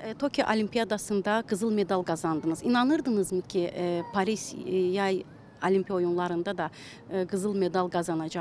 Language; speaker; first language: Azerbaijani; native; Azerbaijani